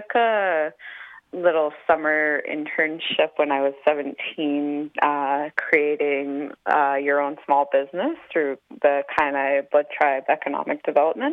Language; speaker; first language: English; native; English